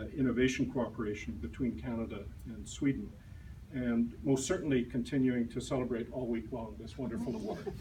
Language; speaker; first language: English; native; English